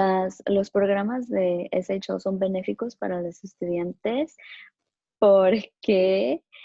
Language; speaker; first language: Spanish; early bilingual, other home language; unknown